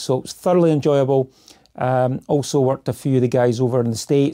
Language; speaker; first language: English; native; English